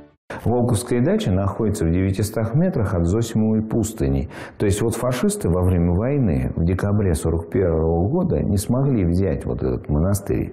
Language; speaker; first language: Russian; native; Russian